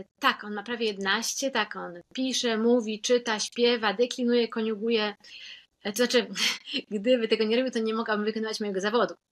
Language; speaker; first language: Polish; native; Polish